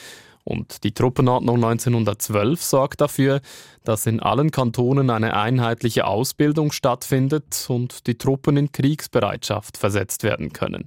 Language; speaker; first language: German; native; German